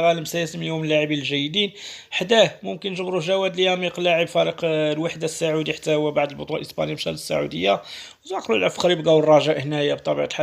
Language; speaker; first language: Arabic; native; Arabic